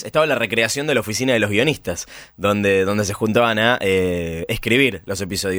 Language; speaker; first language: Spanish; native; Spanish